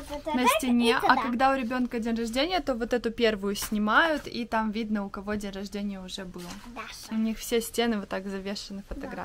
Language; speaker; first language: Russian; native; Russian